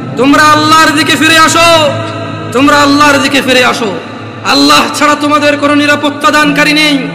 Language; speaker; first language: Bangla; early bilingual, heritage; Bangla